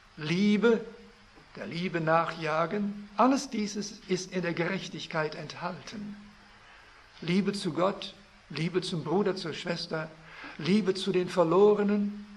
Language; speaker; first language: German; early bilingual, heritage; German